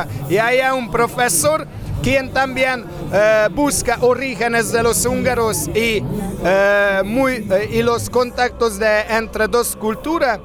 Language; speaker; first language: Spanish; non-native, fluent; Hungarian